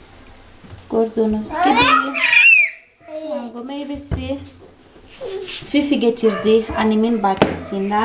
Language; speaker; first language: Turkish; non-native, fluent; Portuguese